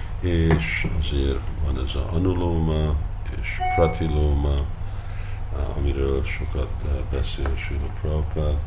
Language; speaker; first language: Hungarian; early bilingual, heritage; Hungarian